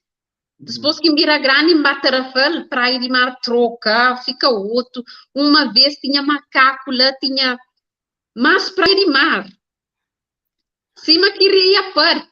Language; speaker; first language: Portuguese; non-native, learner; Kabuverdianu